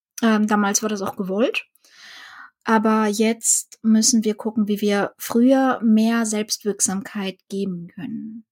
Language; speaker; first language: German; early bilingual, other home language; Russian